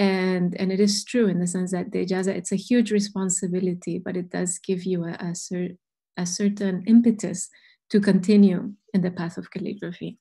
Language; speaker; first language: English; non-native, fluent; Spanish